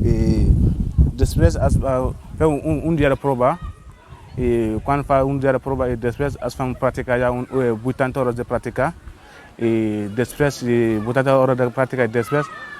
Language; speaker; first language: Spanish; non-native, learner; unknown